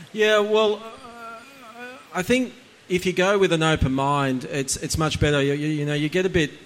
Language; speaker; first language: English; native; English